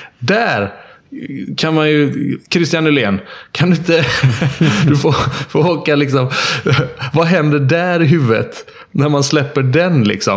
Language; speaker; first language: Swedish; native; Swedish